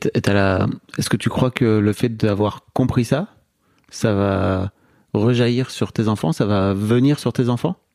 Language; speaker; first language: French; native; French